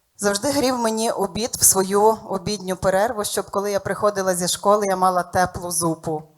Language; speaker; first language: Ukrainian; native; Ukrainian